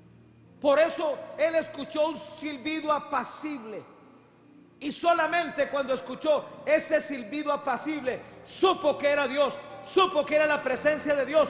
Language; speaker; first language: Spanish; native; Spanish